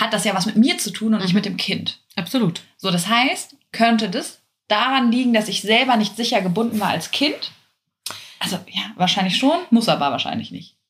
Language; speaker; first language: German; native; German